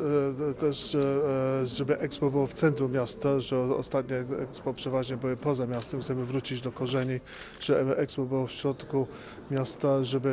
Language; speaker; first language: Polish; early bilingual, heritage; Polish